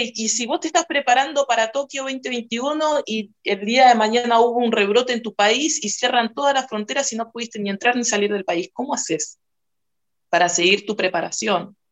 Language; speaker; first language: Spanish; native; Spanish